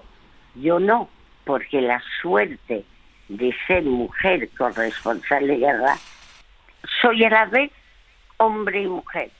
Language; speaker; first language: Spanish; early bilingual, other home language; French